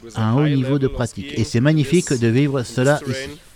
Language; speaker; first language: French; non-native, fluent; German